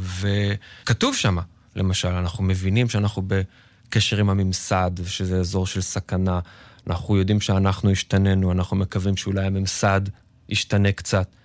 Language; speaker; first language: Hebrew; native; Hebrew